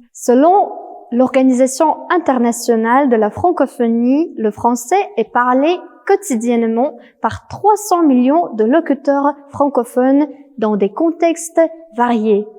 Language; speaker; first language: French; non-native, fluent; Russian